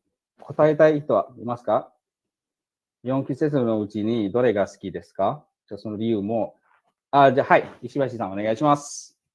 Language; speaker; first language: Japanese; non-native, fluent; Malay